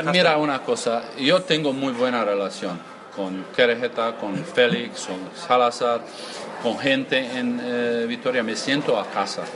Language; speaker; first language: Spanish; non-native, learner; Croatian